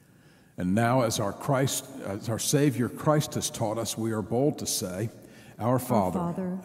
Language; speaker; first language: English; native; English